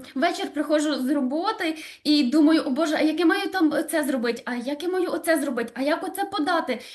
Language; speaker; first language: Ukrainian; native; Ukrainian